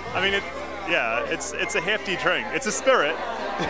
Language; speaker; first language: English; native; English